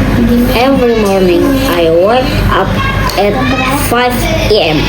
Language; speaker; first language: English; non-native, learner; Indonesian